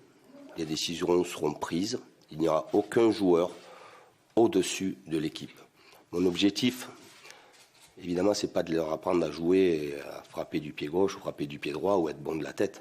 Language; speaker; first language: French; native; French